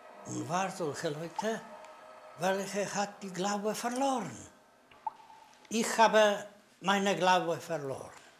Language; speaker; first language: German; non-native, learner; Polish